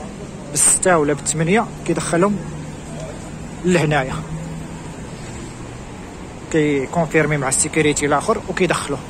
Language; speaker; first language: Arabic; native; Arabic